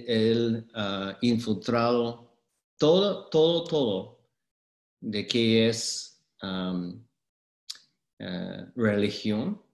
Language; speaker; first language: Spanish; non-native, fluent; English